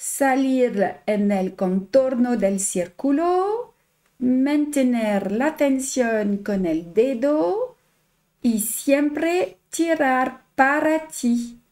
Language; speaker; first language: Spanish; non-native, learner; French